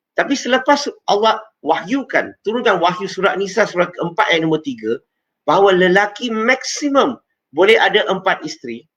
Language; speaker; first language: Malay; non-native, local second language; Chinese